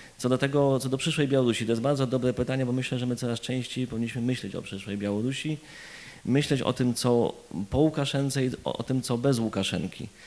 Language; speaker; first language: Polish; native; Polish